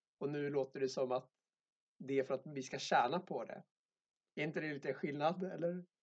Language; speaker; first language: Swedish; native; Swedish